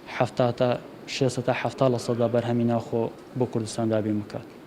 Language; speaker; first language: Central Kurdish; non-native, local second language; Kurdish